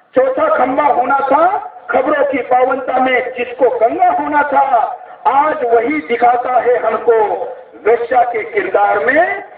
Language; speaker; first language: Hindi; non-native, local second language; Marathi